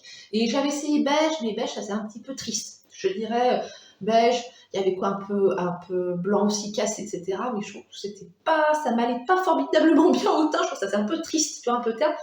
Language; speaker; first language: French; native; French